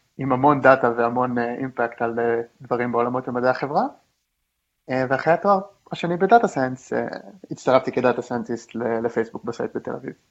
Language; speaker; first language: Hebrew; native; Hebrew